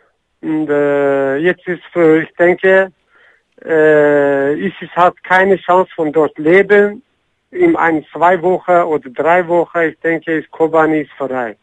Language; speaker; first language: German; non-native, learner; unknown